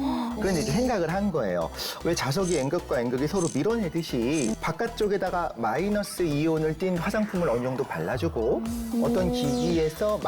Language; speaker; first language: Korean; native; Korean